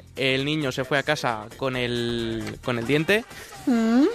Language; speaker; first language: Spanish; native; Spanish